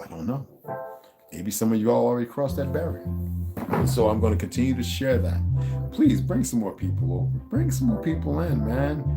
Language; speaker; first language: English; native; English